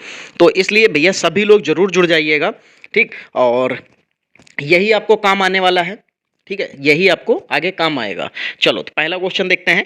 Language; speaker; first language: Hindi; native; Hindi